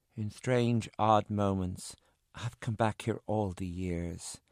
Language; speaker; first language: English; native; English